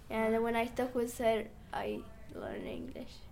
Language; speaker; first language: English; non-native, learner; Arabic